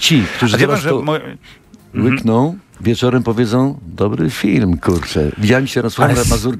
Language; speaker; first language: Polish; native; Polish